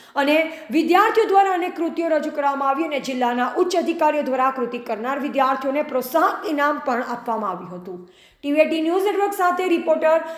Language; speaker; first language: Gujarati; native; Gujarati